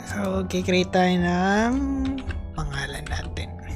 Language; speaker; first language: Filipino; native; Filipino